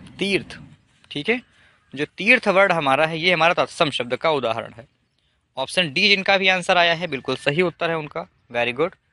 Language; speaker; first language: Hindi; native; Hindi